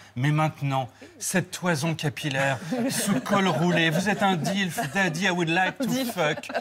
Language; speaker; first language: French; native; French